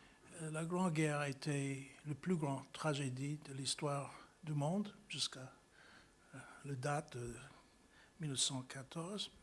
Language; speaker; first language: French; non-native, fluent; English